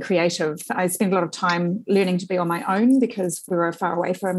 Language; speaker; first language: English; native; English